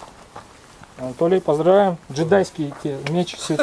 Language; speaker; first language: Russian; native; Russian